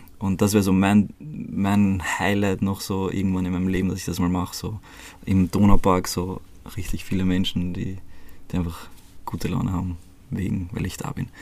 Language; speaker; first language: German; early bilingual, other home language; Croatian